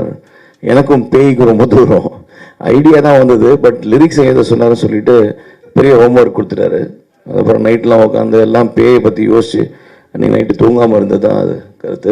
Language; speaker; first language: Tamil; native; Tamil